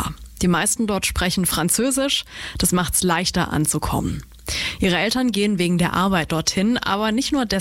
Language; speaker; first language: German; native; German